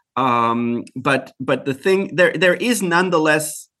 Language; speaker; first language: English; early bilingual, other home language; Hebrew